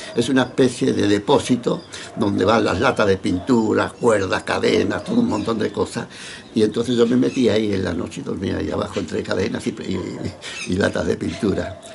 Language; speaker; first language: Spanish; native; Spanish